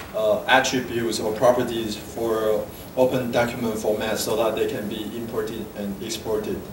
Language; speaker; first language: English; non-native, fluent; Chinese